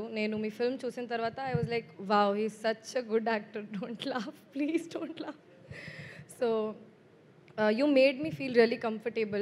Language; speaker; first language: Telugu; non-native, learner; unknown